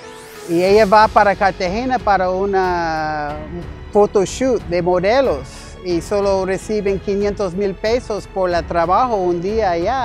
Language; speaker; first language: Spanish; non-native, learner; English